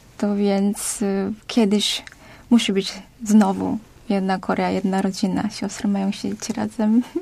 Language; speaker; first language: Polish; non-native, fluent; Korean